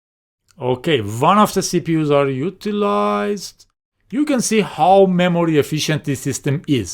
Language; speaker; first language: English; non-native, fluent; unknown